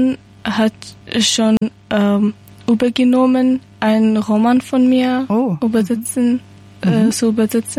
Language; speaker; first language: German; non-native, learner; Persian